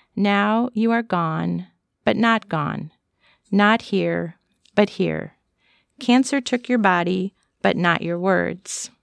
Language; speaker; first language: English; native; English